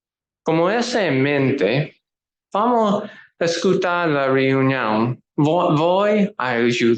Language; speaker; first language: Portuguese; non-native, learner; English